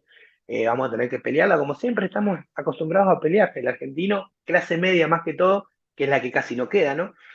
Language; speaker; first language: Spanish; native; Spanish